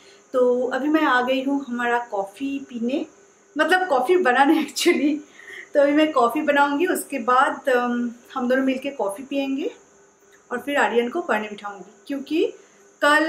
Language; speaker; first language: Hindi; non-native, local second language; Bangla